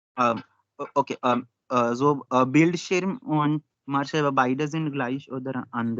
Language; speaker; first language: German; non-native, learner; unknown